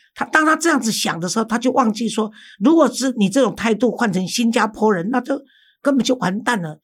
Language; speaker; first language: Chinese; native; Chinese